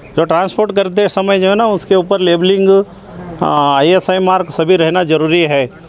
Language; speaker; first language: Hindi; non-native, local second language; Kannada